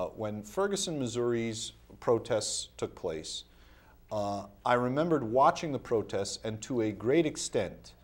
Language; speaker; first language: English; native; English